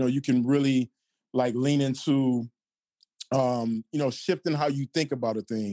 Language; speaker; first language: English; native; English